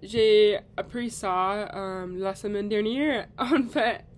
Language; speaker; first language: French; non-native, learner; English